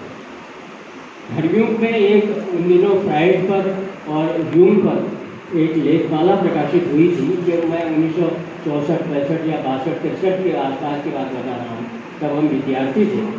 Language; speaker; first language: Hindi; native; Hindi